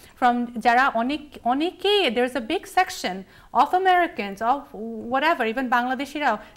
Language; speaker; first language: English; early bilingual, other home language; Bangla